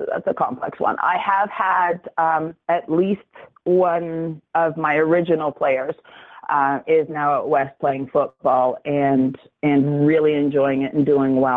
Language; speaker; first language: English; native; English